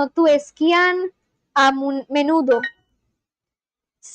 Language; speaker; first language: Spanish; non-native, learner; Bangla